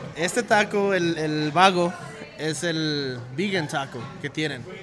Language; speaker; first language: Spanish; native; Spanish